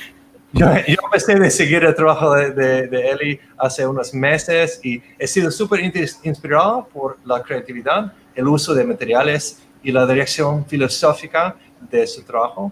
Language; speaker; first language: Spanish; non-native, fluent; English